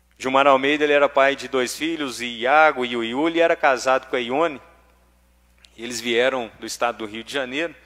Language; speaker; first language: Portuguese; native; Portuguese